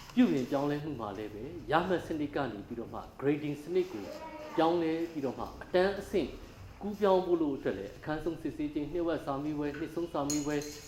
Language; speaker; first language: Burmese; native; Burmese